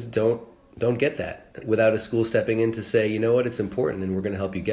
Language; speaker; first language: English; native; English